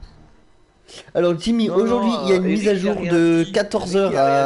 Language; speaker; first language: French; native; French